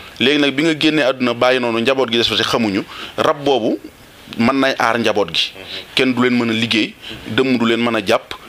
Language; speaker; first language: Wolof; non-native, local second language; Serer